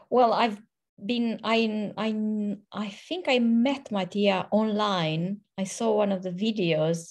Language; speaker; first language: English; non-native, fluent; Romanian